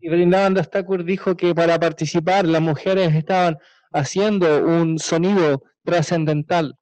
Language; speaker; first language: Spanish; native; Spanish